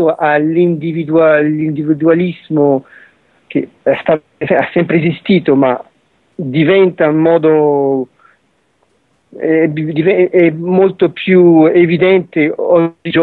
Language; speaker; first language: Italian; early bilingual, heritage; Italian